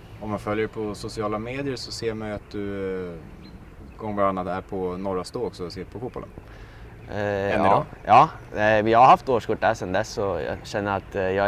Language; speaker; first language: Swedish; native; Swedish